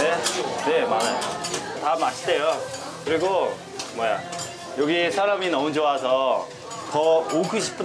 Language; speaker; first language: Korean; non-native, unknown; Chinese